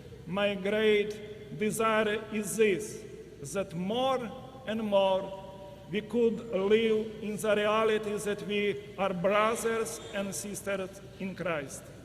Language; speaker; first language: English; non-native, fluent; Ukrainian